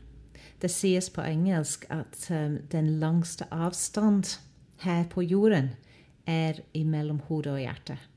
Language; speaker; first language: Norwegian; non-native, fluent; English